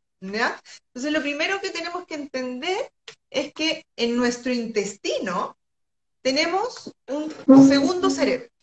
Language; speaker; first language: Spanish; native; Spanish